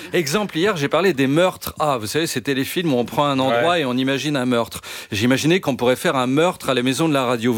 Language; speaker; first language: French; native; French